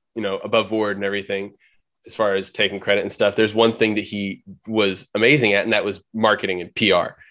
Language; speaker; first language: English; native; English